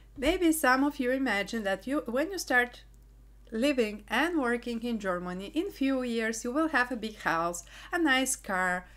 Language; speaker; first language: English; non-native, fluent; Bulgarian